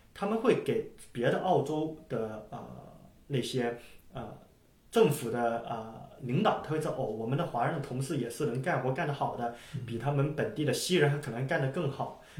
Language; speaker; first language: Chinese; non-native, local second language; Cantonese